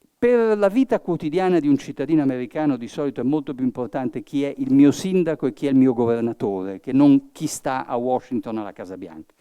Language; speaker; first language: Italian; early bilingual, heritage; Italian